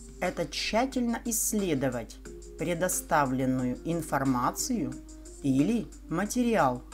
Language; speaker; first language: Russian; native; Russian